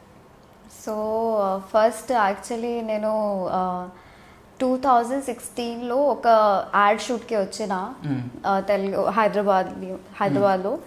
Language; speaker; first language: Telugu; non-native, learner; Hindi